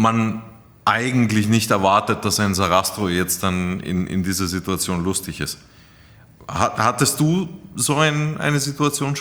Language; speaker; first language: German; native; German